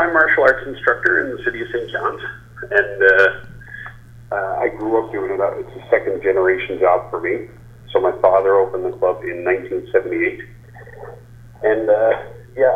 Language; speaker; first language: English; native; English